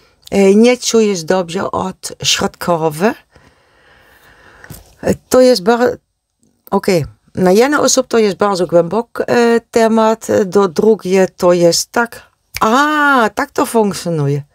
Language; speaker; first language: Polish; non-native, learner; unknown